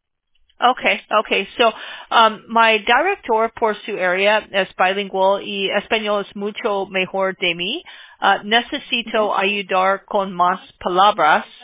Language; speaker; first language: Spanish; non-native, learner; English